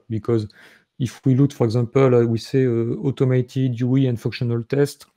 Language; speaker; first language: English; non-native, fluent; French